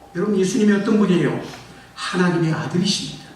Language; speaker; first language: Korean; native; Korean